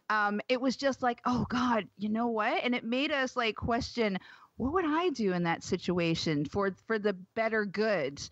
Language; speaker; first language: English; native; English